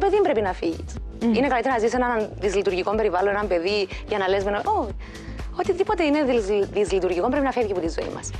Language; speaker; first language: Greek; native; Greek